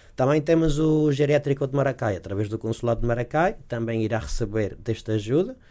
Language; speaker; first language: Portuguese; early bilingual, heritage; Portuguese